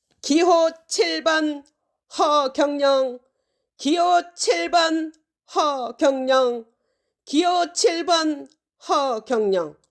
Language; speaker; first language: Korean; native; Korean